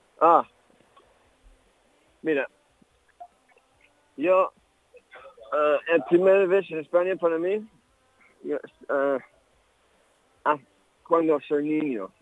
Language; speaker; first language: Spanish; non-native, learner; English